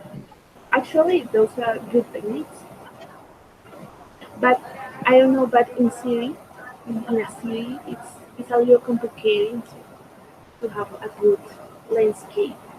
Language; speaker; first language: English; non-native, fluent; Spanish